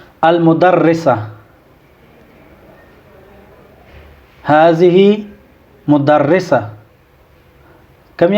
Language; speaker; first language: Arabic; non-native, fluent; Pashto